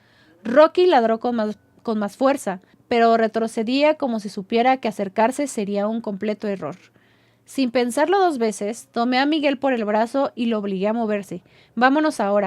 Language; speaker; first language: Spanish; native; Spanish